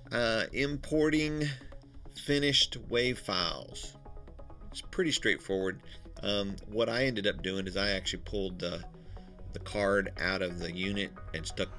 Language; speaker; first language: English; native; English